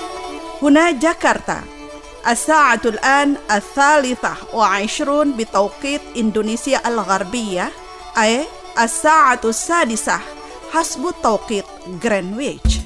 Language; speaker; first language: Arabic; non-native, fluent; Indonesian